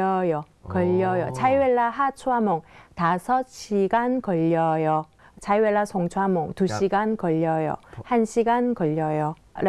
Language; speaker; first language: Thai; non-native, fluent; Korean